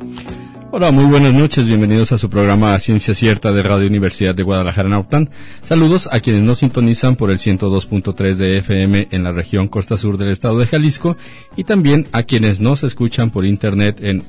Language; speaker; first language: Spanish; native; Spanish